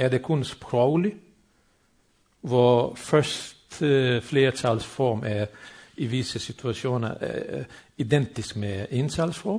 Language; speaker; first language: Swedish; non-native, fluent; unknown